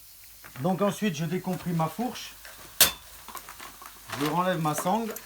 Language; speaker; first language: French; native; French